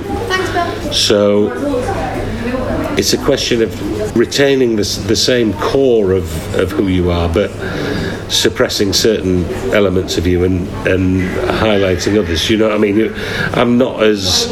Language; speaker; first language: English; native; English